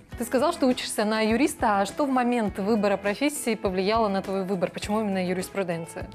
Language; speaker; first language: Russian; native; Russian